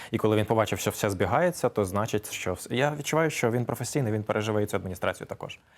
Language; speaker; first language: Ukrainian; native; Ukrainian